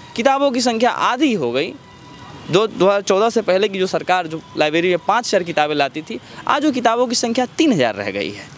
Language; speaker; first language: Hindi; native; Hindi